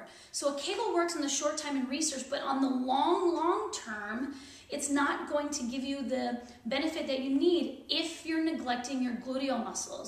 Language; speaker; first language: English; native; English